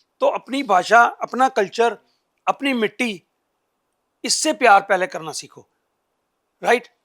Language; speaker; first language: Hindi; non-native, local second language; Punjabi